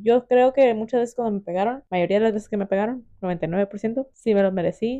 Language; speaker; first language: Spanish; early bilingual, heritage; Spanish